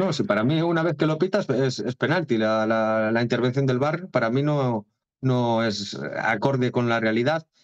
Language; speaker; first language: Spanish; non-native, local second language; Galician